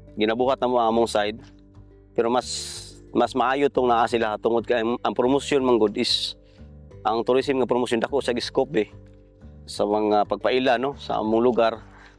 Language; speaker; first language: Cebuano; non-native, local second language; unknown